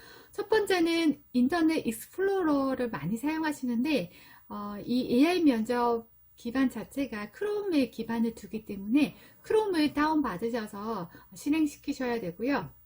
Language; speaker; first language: Korean; native; Korean